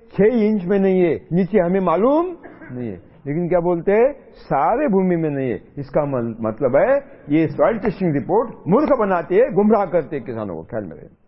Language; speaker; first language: Hindi; non-native, local second language; Marathi